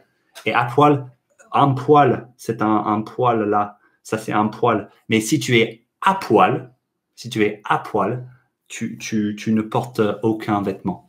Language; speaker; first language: French; non-native, fluent; English